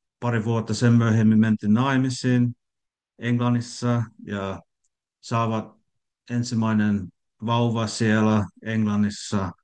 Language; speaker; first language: Finnish; non-native, learner; English